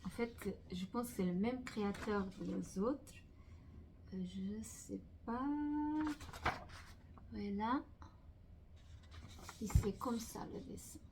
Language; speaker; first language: French; non-native, fluent; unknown